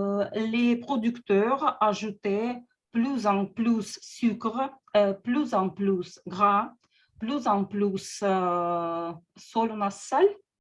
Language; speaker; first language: French; non-native, learner; Russian